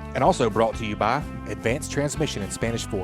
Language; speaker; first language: English; native; English